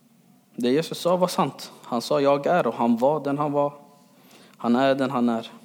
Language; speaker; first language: Swedish; early bilingual, other home language; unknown